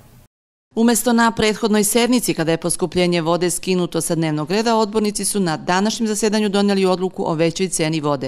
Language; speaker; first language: Serbian; native; Serbian